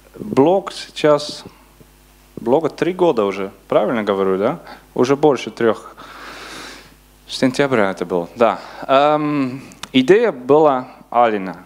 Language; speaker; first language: Russian; non-native, learner; Dutch